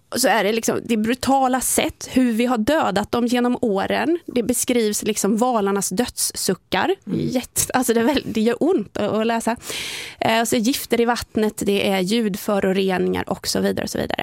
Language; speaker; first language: Swedish; native; Swedish